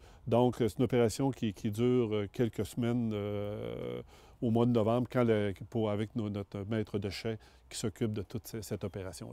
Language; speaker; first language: French; native; French